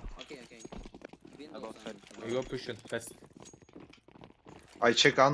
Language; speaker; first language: English; non-native, learner; Turkish